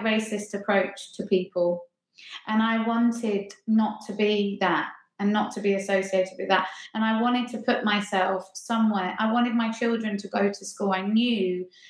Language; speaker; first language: English; native; English